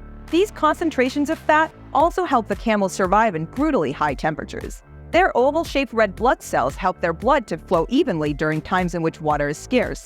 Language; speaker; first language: English; native; English